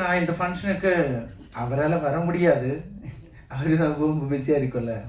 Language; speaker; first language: Tamil; non-native, learner; Malayalam